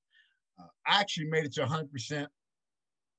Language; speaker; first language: English; native; English